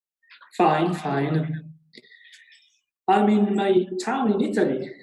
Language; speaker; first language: English; non-native, learner; Italian